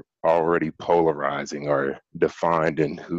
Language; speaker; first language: English; native; English